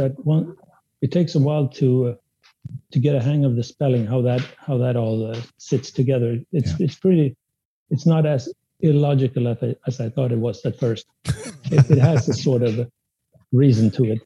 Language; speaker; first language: English; non-native, fluent; Spanish